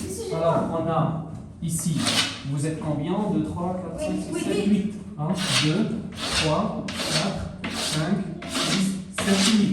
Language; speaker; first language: French; non-native, local second language; Arabic